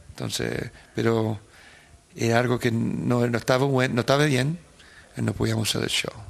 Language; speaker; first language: Spanish; early bilingual, heritage; Spanish